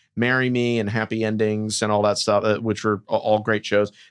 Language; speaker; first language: English; native; English